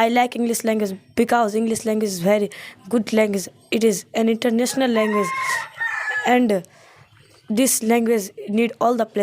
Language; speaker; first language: English; non-native, learner; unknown